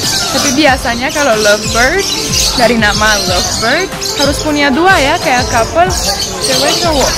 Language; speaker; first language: Indonesian; non-native, fluent; Romanian